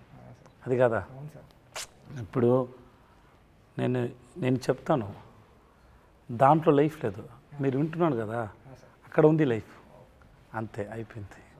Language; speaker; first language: Telugu; non-native, learner; Tamil